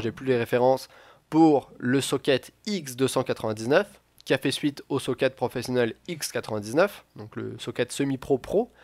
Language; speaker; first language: French; native; French